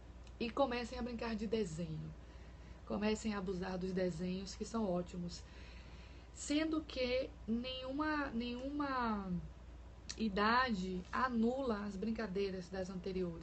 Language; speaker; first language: Portuguese; native; Portuguese